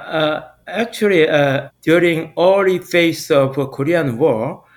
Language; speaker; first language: English; non-native, fluent; Korean